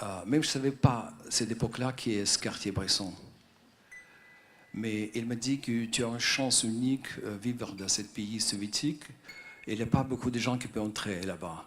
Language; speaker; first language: French; non-native, fluent; Russian